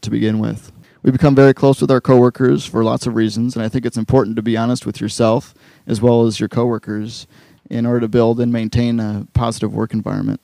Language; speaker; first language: English; native; English